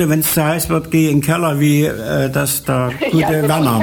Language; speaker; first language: German; native; German